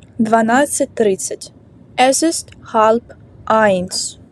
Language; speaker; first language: German; non-native, fluent; Ukrainian